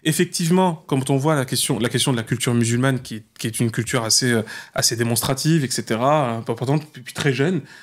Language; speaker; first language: French; native; French